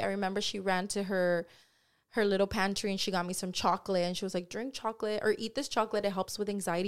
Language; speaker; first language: English; early bilingual, other home language; Spanish